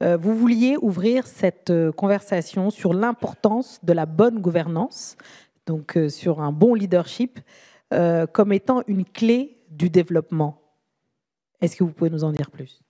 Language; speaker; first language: French; native; French